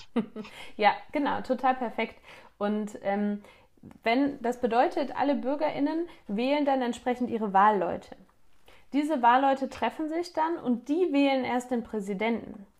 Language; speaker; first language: German; native; German